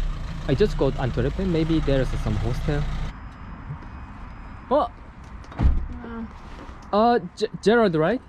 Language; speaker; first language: English; non-native, learner; Korean